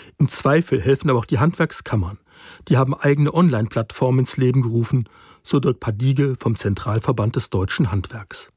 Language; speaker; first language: German; native; German